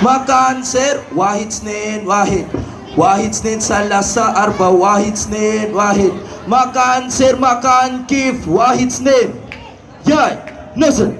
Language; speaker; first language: Arabic; non-native, learner; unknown